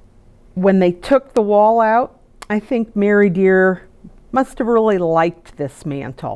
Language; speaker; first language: English; native; English